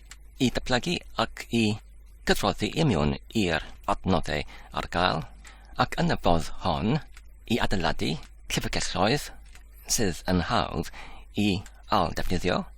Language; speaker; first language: Welsh; non-native, learner; English